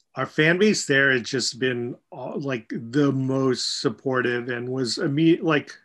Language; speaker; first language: English; native; English